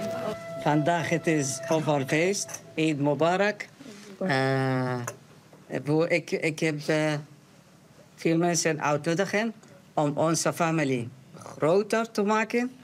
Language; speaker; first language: Dutch; non-native, learner; Arabic